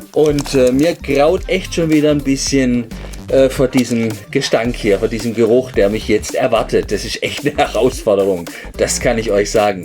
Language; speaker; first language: German; native; German